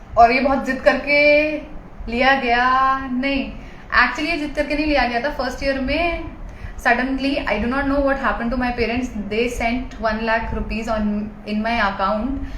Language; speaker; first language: Hindi; native; Hindi